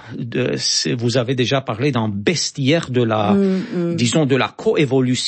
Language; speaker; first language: French; non-native, fluent; Romanian